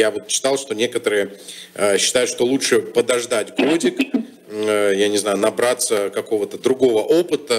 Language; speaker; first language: Russian; native; Russian